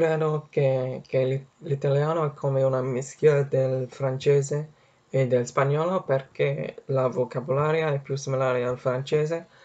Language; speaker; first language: Italian; non-native, learner; English